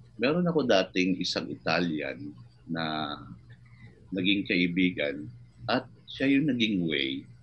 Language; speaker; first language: Filipino; native; Filipino